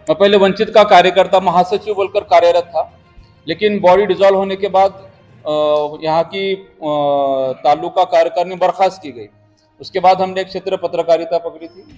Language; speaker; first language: Hindi; non-native, local second language; Marathi